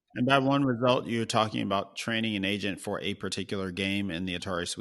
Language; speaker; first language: English; native; English